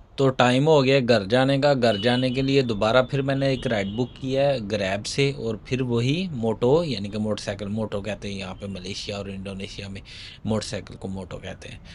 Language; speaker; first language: Urdu; non-native, local second language; Punjabi